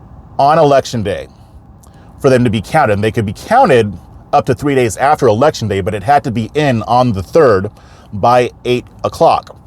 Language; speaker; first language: English; native; English